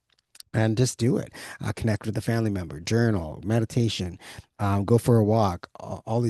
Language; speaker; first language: English; native; English